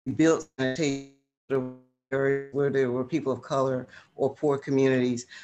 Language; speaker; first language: English; native; English